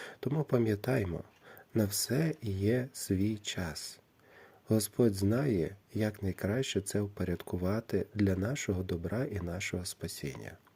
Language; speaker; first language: Ukrainian; native; Ukrainian